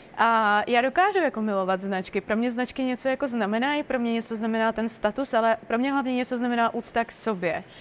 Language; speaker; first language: Czech; non-native, fluent; Russian